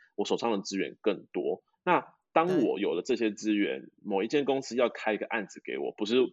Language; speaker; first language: Chinese; native; Chinese